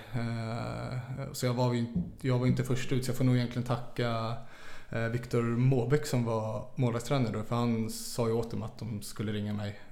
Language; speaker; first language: Swedish; native; Swedish